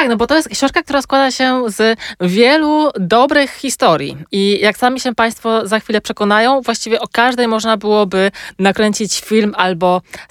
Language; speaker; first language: Polish; native; Polish